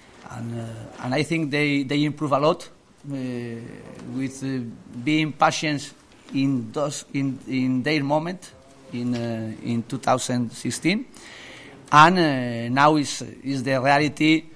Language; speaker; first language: English; non-native, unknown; Spanish